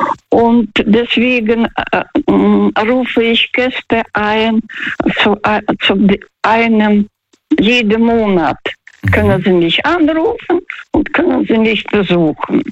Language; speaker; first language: German; non-native, learner; Russian